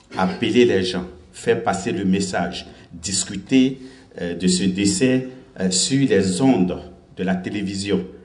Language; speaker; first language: French; non-native, local second language; Baoulé